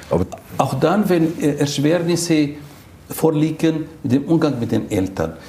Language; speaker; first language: German; non-native, fluent; Arabic